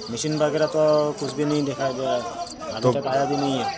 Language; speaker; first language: Hindi; non-native, local second language; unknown